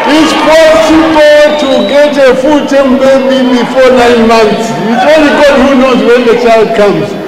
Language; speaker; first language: English; non-native, local second language; Bemba